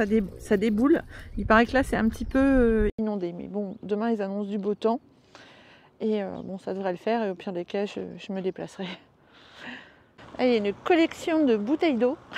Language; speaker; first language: French; native; French